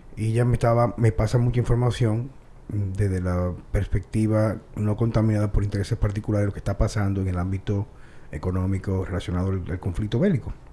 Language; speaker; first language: Spanish; native; Spanish